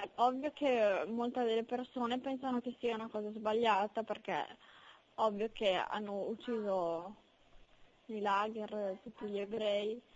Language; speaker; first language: Italian; native; Italian